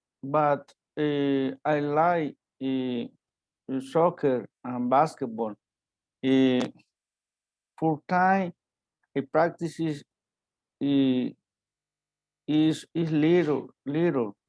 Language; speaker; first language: English; non-native, learner; Spanish